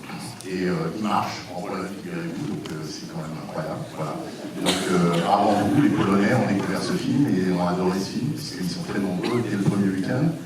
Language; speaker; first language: French; native; French